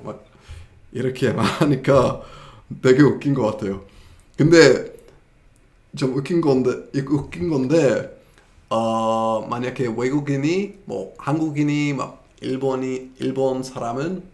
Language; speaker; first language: Korean; non-native, fluent; English